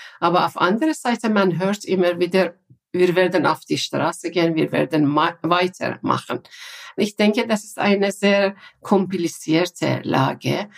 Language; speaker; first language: German; non-native, fluent; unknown